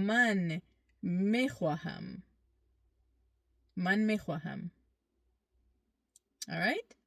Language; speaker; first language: Persian; early bilingual, heritage; Persian